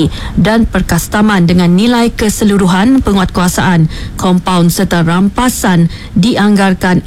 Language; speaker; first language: Malay; native; Malay